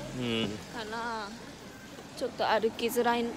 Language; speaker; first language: Japanese; non-native, learner; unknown